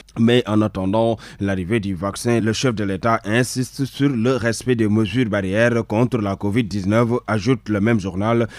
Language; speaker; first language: French; non-native, local second language; Wolof